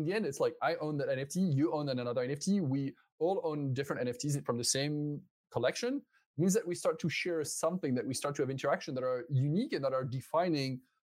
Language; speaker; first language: English; non-native, fluent; French